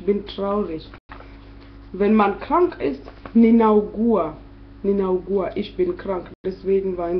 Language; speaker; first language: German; non-native, fluent; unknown